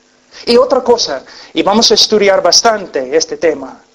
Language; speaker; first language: Spanish; non-native, fluent; English